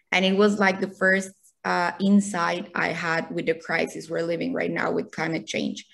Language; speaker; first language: English; non-native, fluent; Spanish